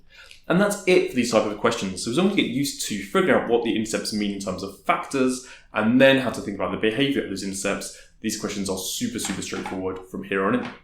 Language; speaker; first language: English; native; English